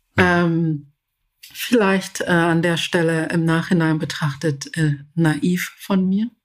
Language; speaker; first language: German; early bilingual, other home language; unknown